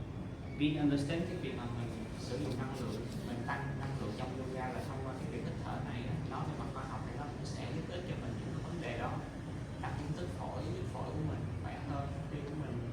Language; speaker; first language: Vietnamese; native; Vietnamese